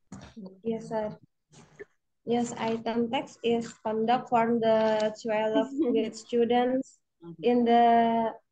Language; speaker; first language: English; non-native, learner; Indonesian